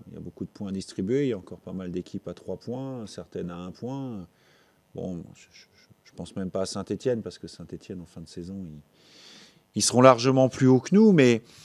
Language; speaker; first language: French; native; French